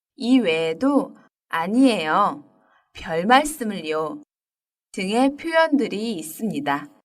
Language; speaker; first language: Korean; native; Korean